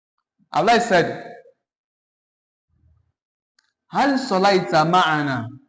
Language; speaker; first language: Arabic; non-native, fluent; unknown